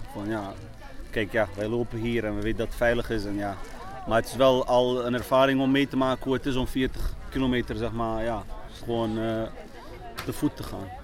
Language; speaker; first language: Dutch; early bilingual, other home language; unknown